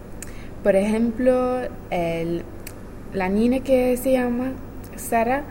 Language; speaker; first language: Spanish; non-native, fluent; English